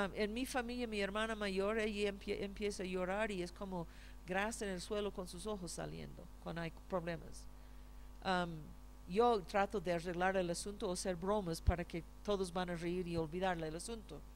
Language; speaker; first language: Spanish; non-native, fluent; English